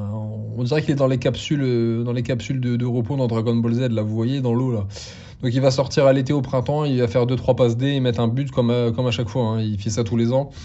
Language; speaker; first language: French; native; French